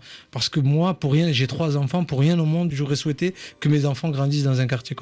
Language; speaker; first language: French; native; French